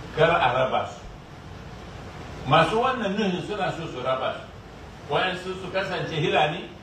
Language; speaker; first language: Hausa; non-native, local second language; Arabic